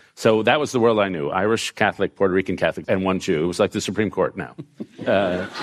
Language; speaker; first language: English; native; English